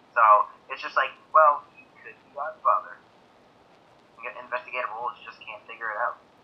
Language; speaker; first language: English; native; English